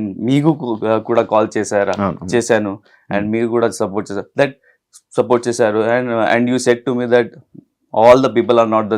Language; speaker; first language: Telugu; non-native, local second language; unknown